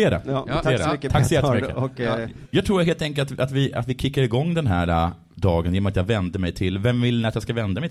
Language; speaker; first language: Swedish; native; Swedish